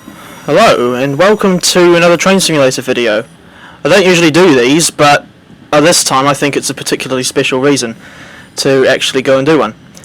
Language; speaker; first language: English; native; English